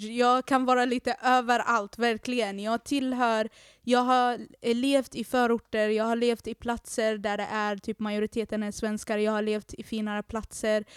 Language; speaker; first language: Swedish; native; Swedish